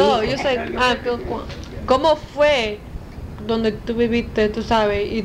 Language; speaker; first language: Spanish; early bilingual, heritage; Spanish